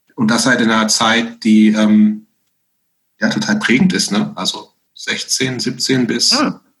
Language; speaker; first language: German; native; German